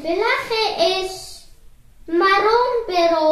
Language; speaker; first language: Spanish; early bilingual, heritage; Spanish